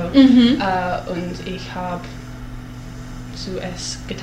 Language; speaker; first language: German; non-native, learner; English